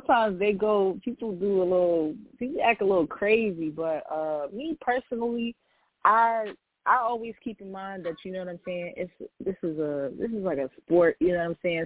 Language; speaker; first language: English; native; English